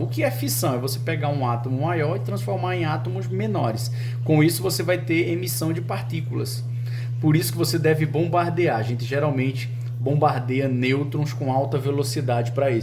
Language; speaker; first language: Portuguese; native; Portuguese